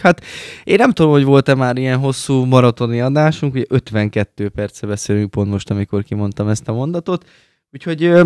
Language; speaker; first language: Hungarian; native; Hungarian